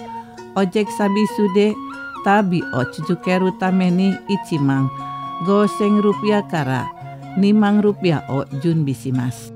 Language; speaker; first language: Japanese; non-native, fluent; Indonesian